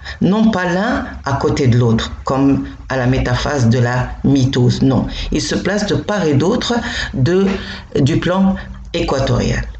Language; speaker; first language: French; non-native, local second language; Arabic